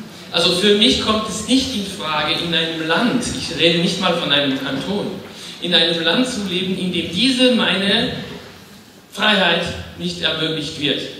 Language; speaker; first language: German; non-native, fluent; French